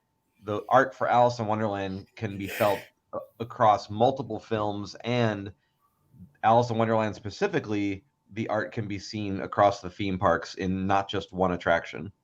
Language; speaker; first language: English; native; English